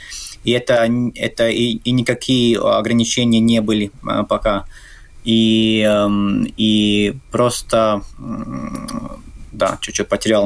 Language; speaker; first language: Russian; non-native, local second language; Latvian